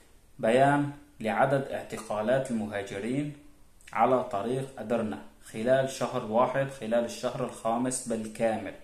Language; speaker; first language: Arabic; native; Arabic